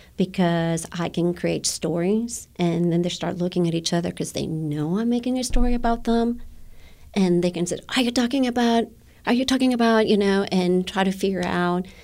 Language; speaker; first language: English; non-native, fluent; Spanish